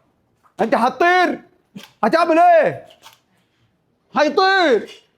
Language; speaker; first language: Arabic; native; Arabic